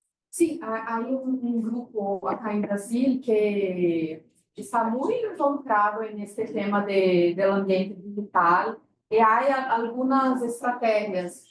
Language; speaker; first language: Spanish; non-native, fluent; Portuguese